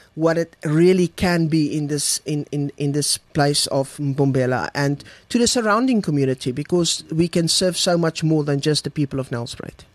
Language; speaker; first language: English; non-native, local second language; Afrikaans